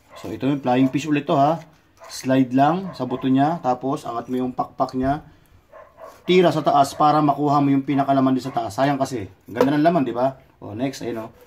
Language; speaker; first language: Filipino; non-native, local second language; Cebuano